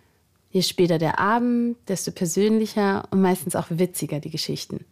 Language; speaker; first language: German; native; German